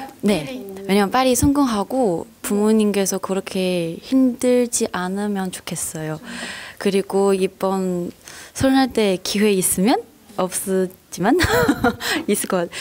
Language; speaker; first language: Korean; non-native, learner; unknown